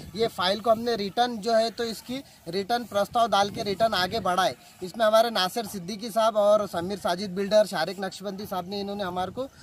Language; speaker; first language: Hindi; non-native, local second language; Urdu